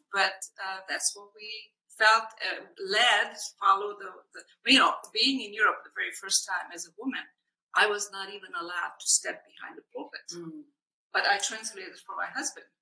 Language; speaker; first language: English; non-native, fluent; Hungarian